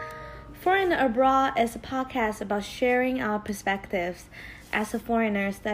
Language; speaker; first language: English; non-native, fluent; Chinese